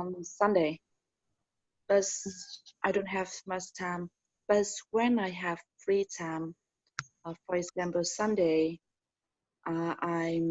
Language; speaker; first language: English; non-native, learner; Vietnamese